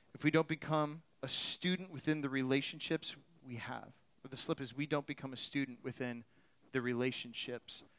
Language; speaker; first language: English; native; English